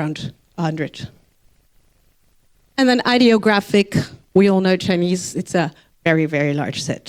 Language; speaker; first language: English; non-native, fluent; Dutch